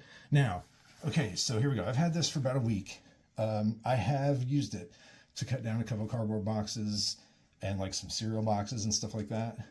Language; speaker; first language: English; native; English